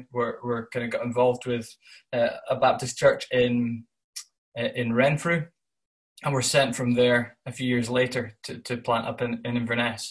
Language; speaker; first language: English; native; English